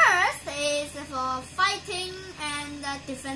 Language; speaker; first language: English; non-native, learner; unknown